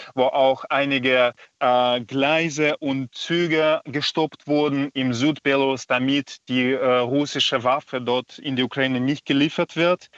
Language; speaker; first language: German; non-native, fluent; Belarusian